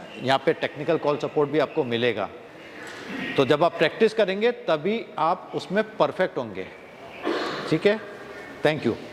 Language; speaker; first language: Hindi; native; Hindi